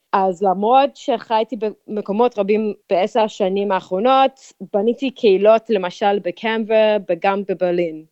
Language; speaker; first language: Hebrew; non-native, fluent; English